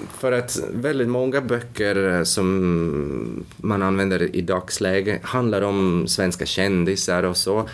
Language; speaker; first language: Swedish; non-native, fluent; Latvian